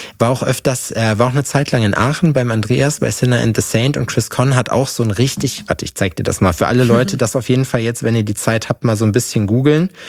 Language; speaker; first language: German; native; German